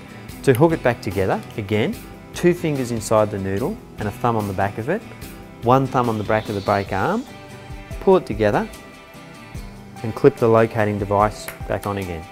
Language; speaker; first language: English; native; English